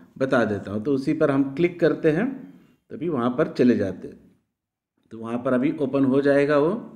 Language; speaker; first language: Hindi; non-native, local second language; Marathi